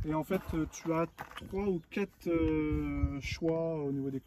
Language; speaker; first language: French; native; French